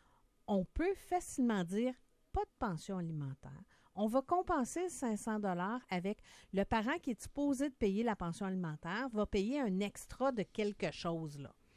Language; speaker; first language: French; native; French